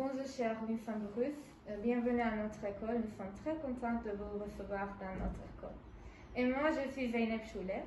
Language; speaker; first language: French; non-native, learner; Turkish